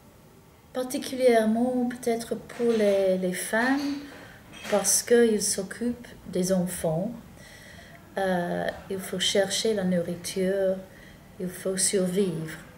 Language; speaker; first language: French; non-native, fluent; English